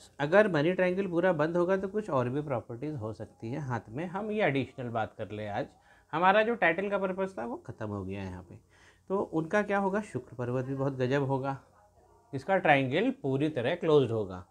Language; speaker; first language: Hindi; native; Hindi